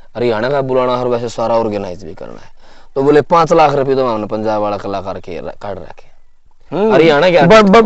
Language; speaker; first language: Hindi; native; Hindi